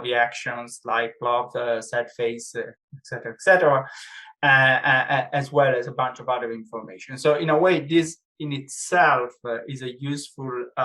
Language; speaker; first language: English; non-native, fluent; Italian